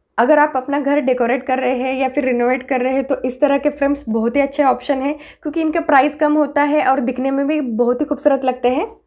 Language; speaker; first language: Hindi; non-native, local second language; Marathi